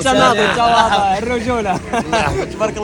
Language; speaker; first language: Arabic; native; Arabic